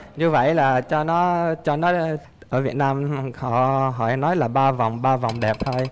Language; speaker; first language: Vietnamese; early bilingual, heritage; Vietnamese